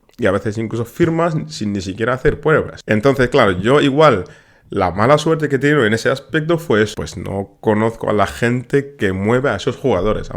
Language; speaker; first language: Spanish; non-native, fluent; Wolof